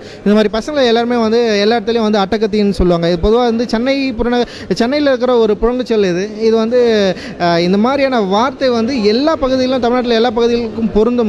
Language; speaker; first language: Tamil; native; Tamil